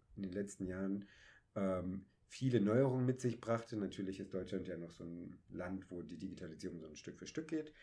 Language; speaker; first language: German; native; German